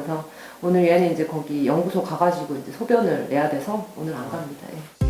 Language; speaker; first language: Korean; native; Korean